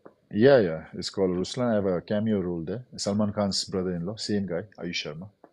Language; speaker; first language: English; non-native, local second language; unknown